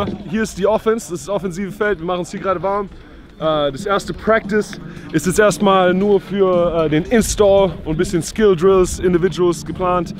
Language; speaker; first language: German; native; German